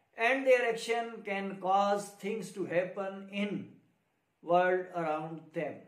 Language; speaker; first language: English; non-native, local second language; Urdu